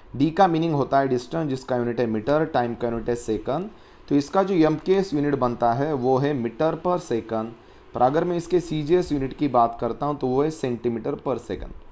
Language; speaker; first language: Hindi; non-native, local second language; Marathi